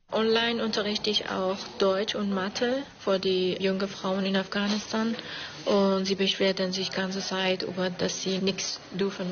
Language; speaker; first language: German; non-native, fluent; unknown